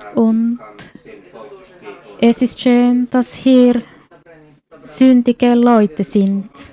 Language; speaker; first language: German; non-native, fluent; Swedish